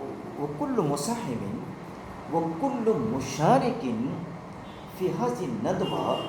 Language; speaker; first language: Arabic; non-native, fluent; Urdu